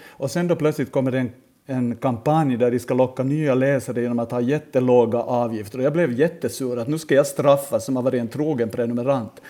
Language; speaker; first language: Swedish; native; Swedish